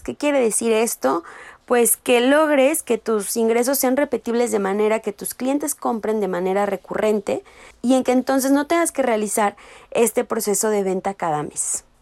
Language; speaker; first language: Spanish; native; Spanish